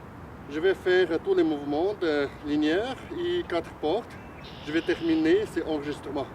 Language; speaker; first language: French; non-native, fluent; Chinese